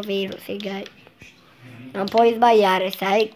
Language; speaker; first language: Italian; native; Italian